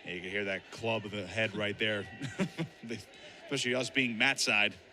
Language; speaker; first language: English; native; English